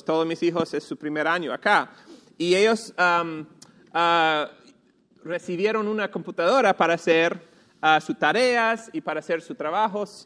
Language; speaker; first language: Spanish; non-native, fluent; English